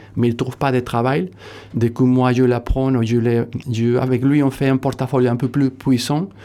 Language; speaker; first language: French; non-native, fluent; Spanish